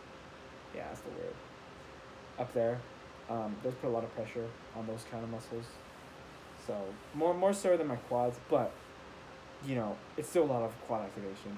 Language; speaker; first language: English; native; English